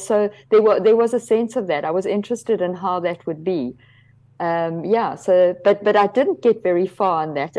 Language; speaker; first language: English; native; English